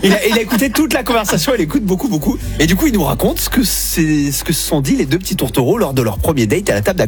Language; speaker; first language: French; native; French